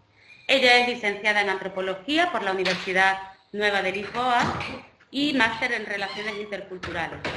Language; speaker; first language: Spanish; native; Spanish